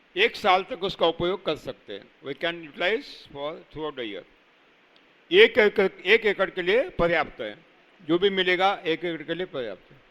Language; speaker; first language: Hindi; non-native, local second language; Marathi